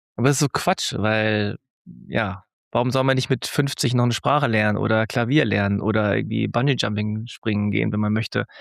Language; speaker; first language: German; native; German